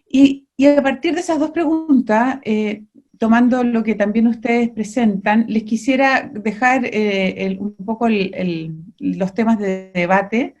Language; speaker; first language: Spanish; native; Spanish